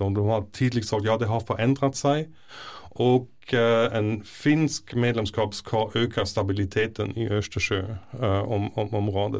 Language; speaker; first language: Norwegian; non-native, fluent; German